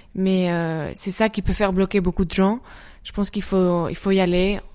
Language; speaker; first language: French; non-native, fluent; Spanish